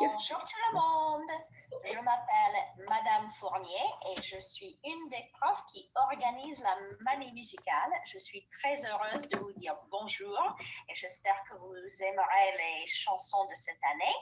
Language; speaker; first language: French; non-native, fluent; English